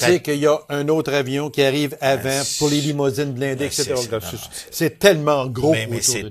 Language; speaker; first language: French; native; French